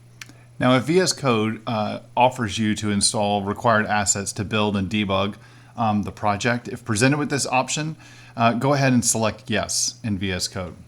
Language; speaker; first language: English; native; English